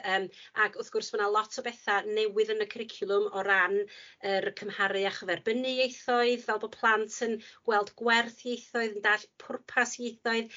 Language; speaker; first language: Welsh; native; Welsh